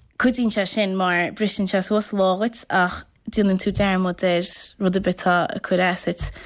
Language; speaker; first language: Irish; native; Irish